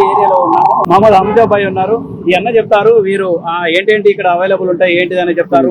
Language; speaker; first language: Telugu; native; Telugu